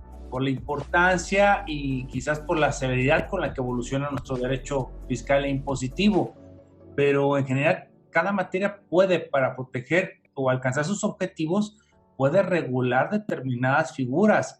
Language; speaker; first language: Spanish; native; Spanish